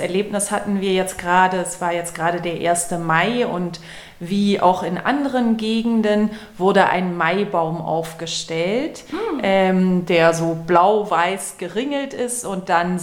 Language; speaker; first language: German; native; German